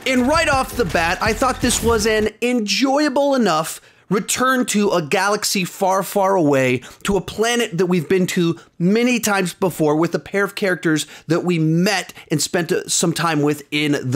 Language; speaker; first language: English; native; English